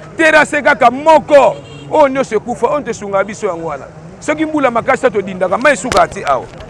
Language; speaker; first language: Lingala; native; Lingala